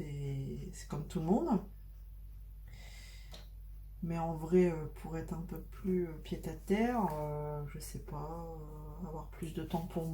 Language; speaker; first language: French; native; French